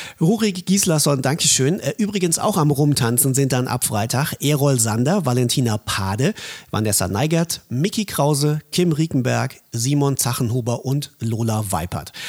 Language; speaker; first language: German; native; German